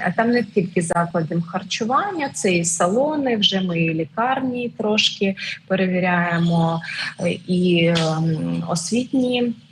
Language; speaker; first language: Ukrainian; non-native, local second language; Russian